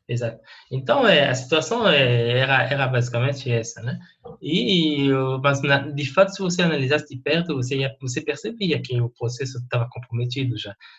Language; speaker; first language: Portuguese; non-native, fluent; French